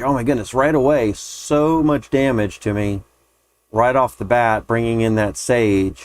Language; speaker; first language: English; native; English